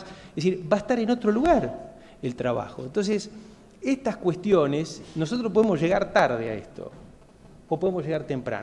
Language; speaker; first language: Spanish; native; Spanish